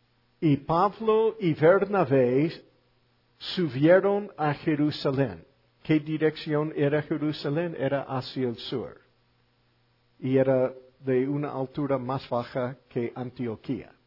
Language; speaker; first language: Spanish; non-native, fluent; English